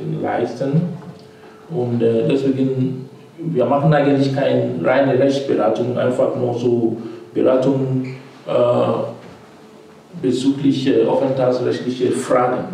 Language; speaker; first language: German; non-native, fluent; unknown